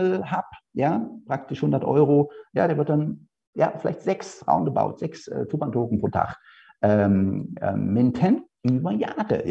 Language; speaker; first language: German; native; German